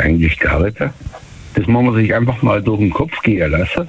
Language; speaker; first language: German; native; German